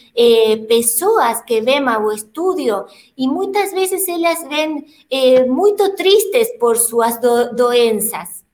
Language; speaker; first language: Portuguese; non-native, learner; Spanish